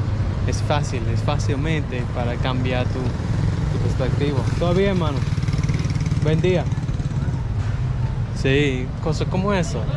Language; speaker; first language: Spanish; non-native, learner; English